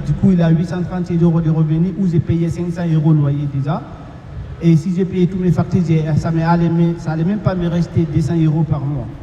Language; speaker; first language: French; non-native, local second language; Fula